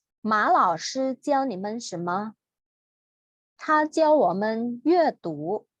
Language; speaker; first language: Chinese; non-native, fluent; Thai